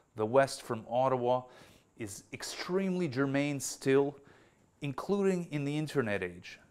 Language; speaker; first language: English; native; English